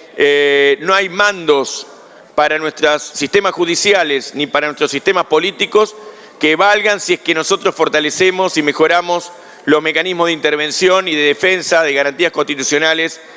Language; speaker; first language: Spanish; native; Spanish